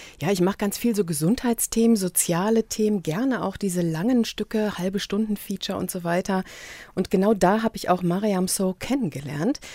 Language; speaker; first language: German; native; German